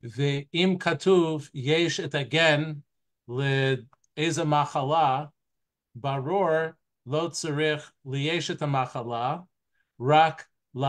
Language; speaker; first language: Hebrew; non-native, fluent; English